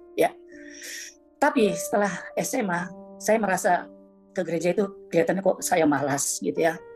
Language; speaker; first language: Indonesian; native; Indonesian